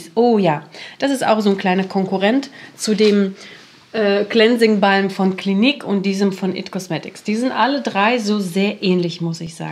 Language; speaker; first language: German; native; German